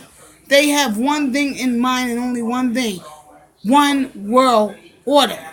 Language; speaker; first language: English; native; English